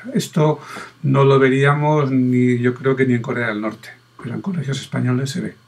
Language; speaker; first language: Spanish; native; Spanish